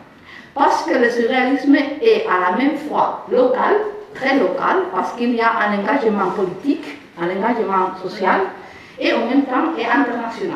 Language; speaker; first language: French; non-native, fluent; Spanish